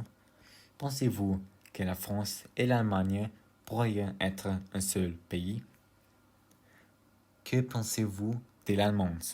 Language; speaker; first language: French; non-native, learner; German